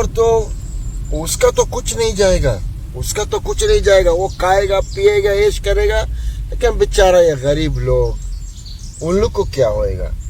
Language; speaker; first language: Hindi; non-native, learner; Arabic